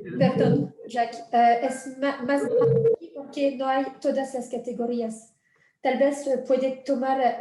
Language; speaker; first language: Spanish; non-native, fluent; French